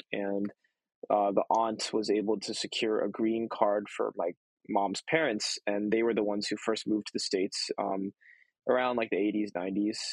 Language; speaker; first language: English; early bilingual, other home language; Korean